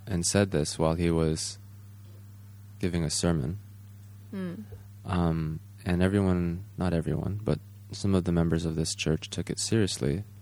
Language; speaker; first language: English; native; English